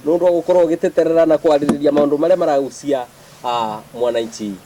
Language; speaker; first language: Kikuyu; non-native, local second language; Embu